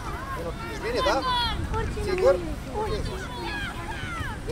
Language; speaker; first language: Romanian; native; Romanian